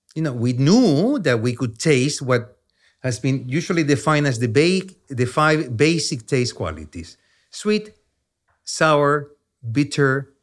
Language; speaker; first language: English; non-native, fluent; Spanish